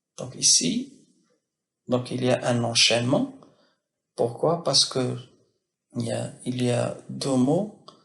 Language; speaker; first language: French; non-native, local second language; Arabic